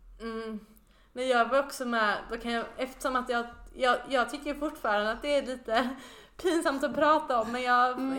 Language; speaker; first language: Swedish; native; Swedish